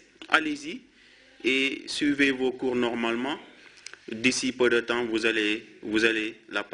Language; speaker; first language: French; non-native, fluent; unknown